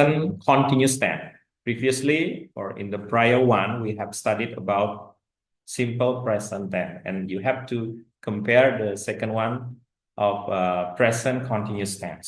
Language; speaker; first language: English; non-native, fluent; Indonesian